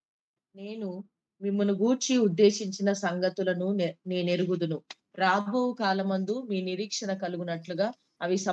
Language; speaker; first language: Telugu; native; Telugu